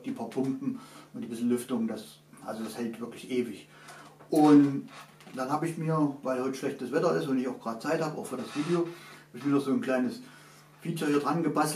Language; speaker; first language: German; native; German